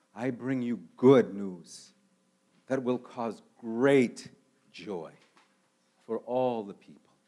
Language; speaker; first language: English; early bilingual, other home language; Spanish